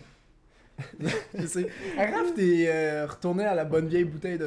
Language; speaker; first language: French; native; French